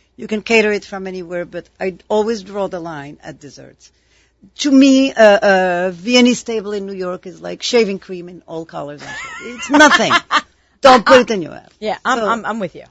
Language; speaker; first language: English; non-native, fluent; Arabic